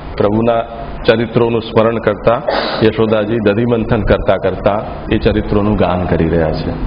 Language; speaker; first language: Gujarati; native; Gujarati